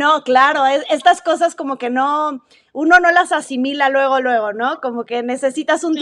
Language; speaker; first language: Spanish; native; Spanish